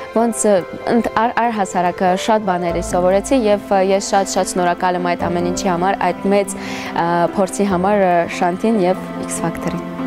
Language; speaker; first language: Armenian; early bilingual, heritage; Armenian